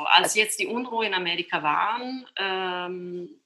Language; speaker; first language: German; non-native, fluent; Italian